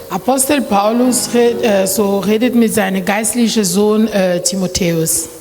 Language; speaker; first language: German; non-native, learner; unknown